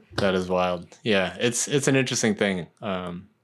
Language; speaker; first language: English; non-native, local second language; Cantonese